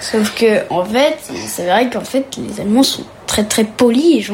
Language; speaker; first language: French; early bilingual, heritage; French